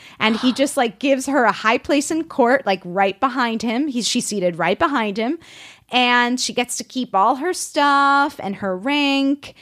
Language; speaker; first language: English; non-native, fluent; Spanish